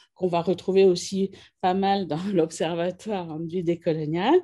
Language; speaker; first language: French; native; French